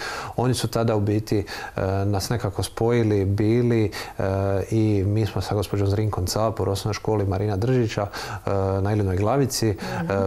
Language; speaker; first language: Croatian; native; Croatian